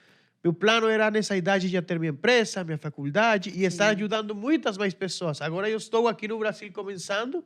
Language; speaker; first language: Portuguese; non-native, fluent; Spanish